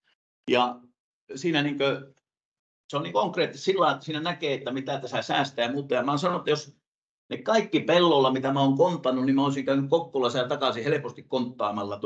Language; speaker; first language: Finnish; native; Finnish